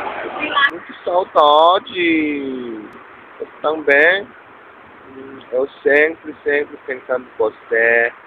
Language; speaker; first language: Portuguese; non-native, learner; Korean